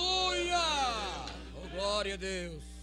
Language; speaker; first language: Portuguese; native; Portuguese